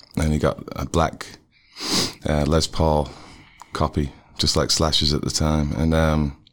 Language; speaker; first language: English; native; English